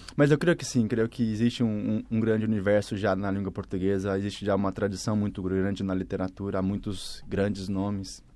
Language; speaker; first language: Portuguese; native; Portuguese